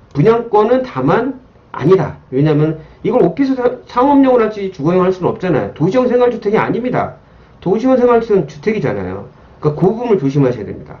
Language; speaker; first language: Korean; native; Korean